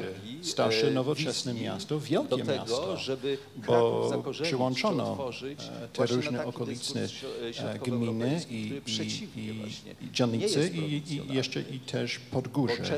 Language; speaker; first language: Polish; non-native, fluent; Japanese